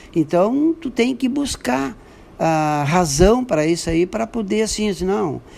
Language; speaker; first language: Portuguese; native; Portuguese